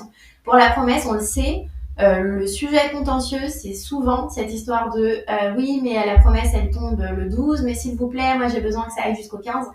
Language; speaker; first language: French; native; French